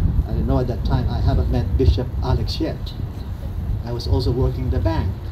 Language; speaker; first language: English; non-native, local second language; Filipino